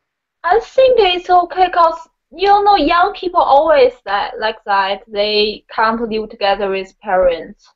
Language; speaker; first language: English; non-native, learner; Chinese